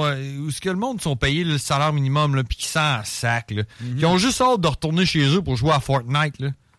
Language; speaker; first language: French; native; French